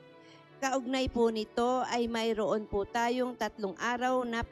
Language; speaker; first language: Filipino; native; Filipino